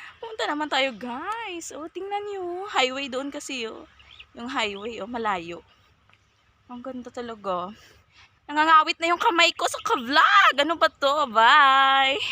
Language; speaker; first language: Filipino; non-native, local second language; Kinaray-a